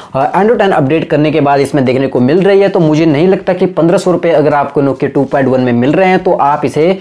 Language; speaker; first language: Hindi; native; Hindi